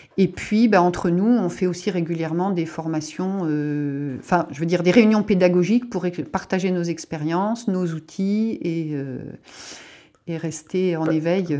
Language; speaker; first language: French; native; French